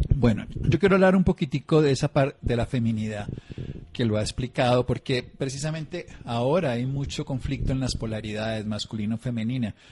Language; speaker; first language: Spanish; native; Spanish